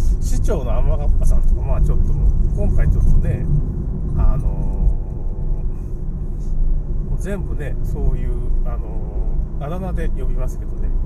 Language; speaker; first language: Japanese; native; Japanese